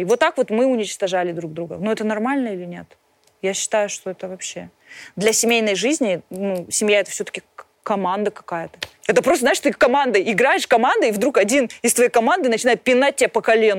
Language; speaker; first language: Russian; native; Russian